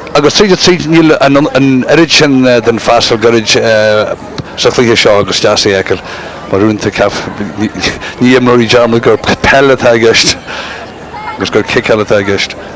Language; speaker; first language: Irish; native; Irish